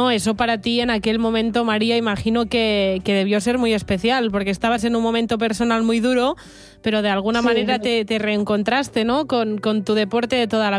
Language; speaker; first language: Spanish; non-native, local second language; Catalan